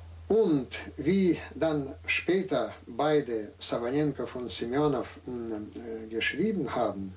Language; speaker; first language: German; non-native, fluent; Russian